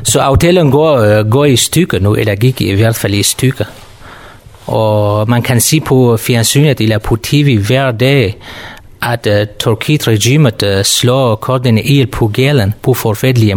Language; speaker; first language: Danish; non-native, learner; Kurdish